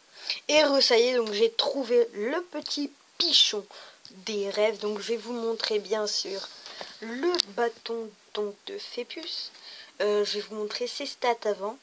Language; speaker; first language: French; native; French